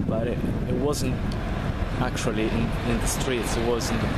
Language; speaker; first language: English; non-native, fluent; Italian